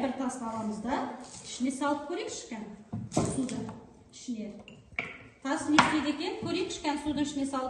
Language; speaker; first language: Kazakh; native; Kazakh